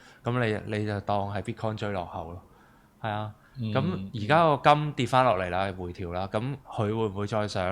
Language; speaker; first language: Cantonese; native; Cantonese